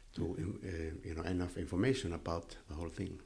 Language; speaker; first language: English; non-native, fluent; Icelandic